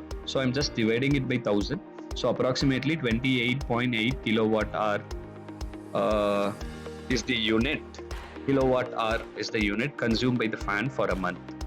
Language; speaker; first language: English; non-native, local second language; Tamil